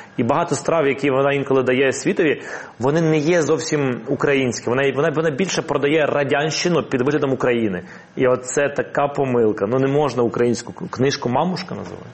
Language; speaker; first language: Ukrainian; non-native, local second language; Russian